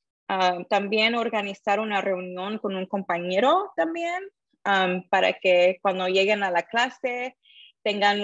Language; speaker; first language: Spanish; early bilingual, heritage; Spanish